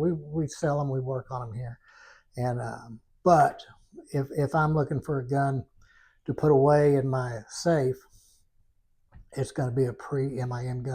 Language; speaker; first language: English; native; English